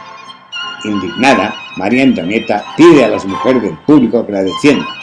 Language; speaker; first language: Spanish; native; Spanish